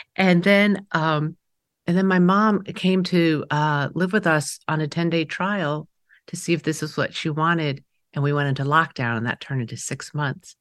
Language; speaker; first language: English; early bilingual, other home language; Chinese